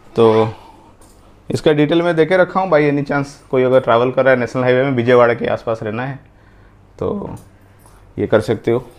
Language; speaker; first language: Hindi; non-native, local second language; Odia